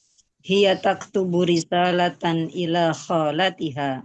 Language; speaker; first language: Arabic; non-native, learner; Indonesian